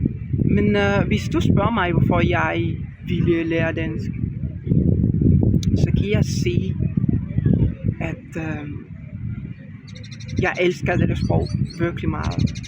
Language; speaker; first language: Danish; non-native, learner; Spanish